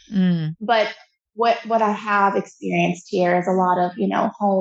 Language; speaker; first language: English; native; English